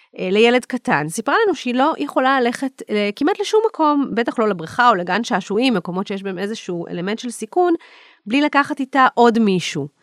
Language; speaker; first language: Hebrew; native; Hebrew